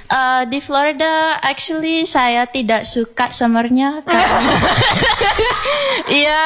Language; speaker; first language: Indonesian; non-native, learner; English